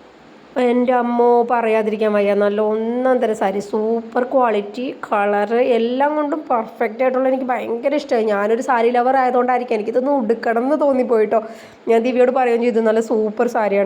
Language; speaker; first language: Malayalam; native; Malayalam